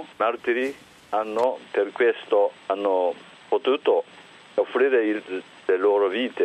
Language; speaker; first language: Italian; non-native, fluent; Japanese